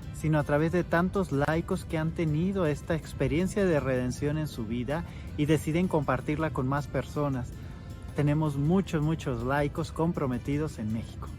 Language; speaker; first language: Spanish; native; Spanish